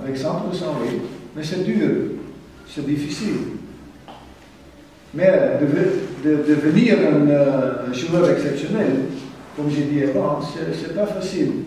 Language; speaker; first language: French; non-native, fluent; German